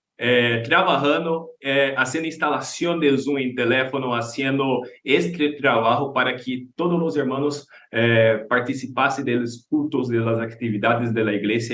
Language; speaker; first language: Spanish; non-native, learner; Portuguese